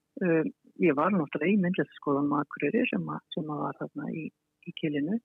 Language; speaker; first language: Icelandic; native; Icelandic